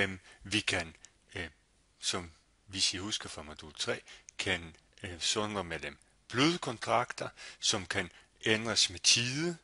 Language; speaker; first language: Danish; non-native, fluent; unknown